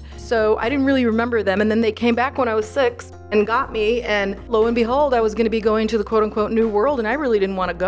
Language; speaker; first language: English; early bilingual, other home language; Macedonian